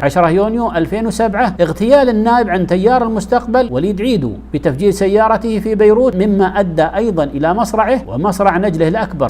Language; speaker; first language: Arabic; native; Arabic